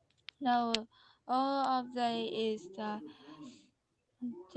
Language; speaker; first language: English; non-native, learner; Vietnamese